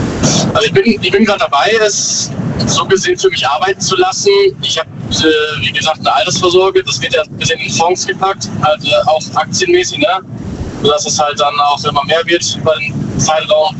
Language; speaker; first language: German; native; German